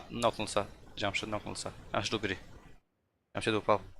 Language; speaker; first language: Russian; non-native, local second language; Tajik